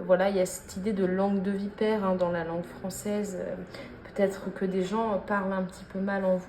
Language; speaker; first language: French; native; French